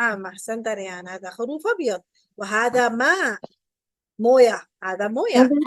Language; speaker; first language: Arabic; non-native, fluent; Urdu